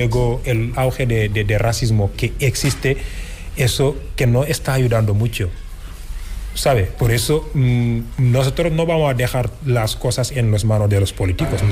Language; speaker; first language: Spanish; non-native, fluent; Wolof